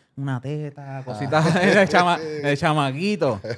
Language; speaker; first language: Spanish; early bilingual, heritage; Spanish